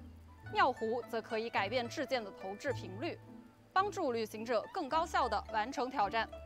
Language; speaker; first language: Chinese; native; Chinese